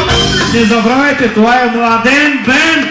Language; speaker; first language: Bulgarian; non-native, local second language; Turkish